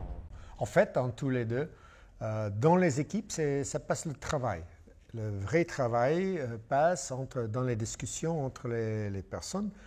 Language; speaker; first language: French; non-native, fluent; English